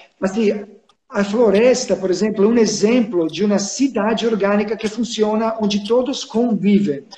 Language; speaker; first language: Portuguese; non-native, fluent; Croatian